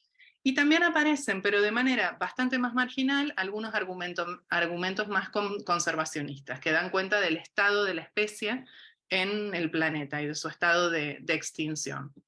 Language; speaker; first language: Spanish; native; Spanish